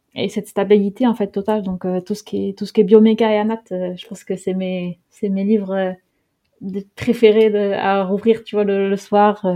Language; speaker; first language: French; early bilingual, heritage; Dutch